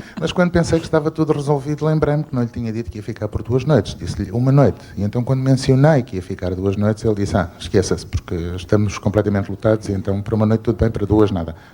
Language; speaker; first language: Portuguese; native; Portuguese